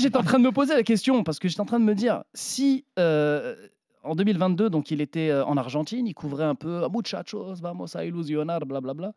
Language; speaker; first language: French; native; French